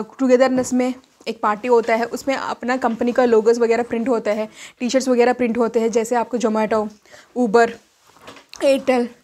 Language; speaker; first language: Hindi; non-native, local second language; Telugu